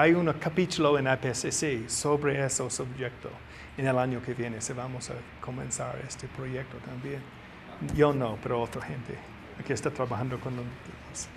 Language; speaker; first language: Spanish; non-native, learner; English